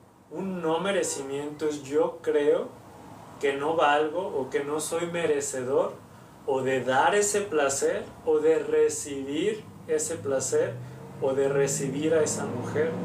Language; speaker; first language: Spanish; native; Spanish